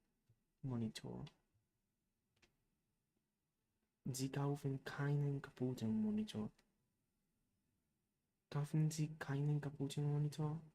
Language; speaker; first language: German; non-native, learner; Spanish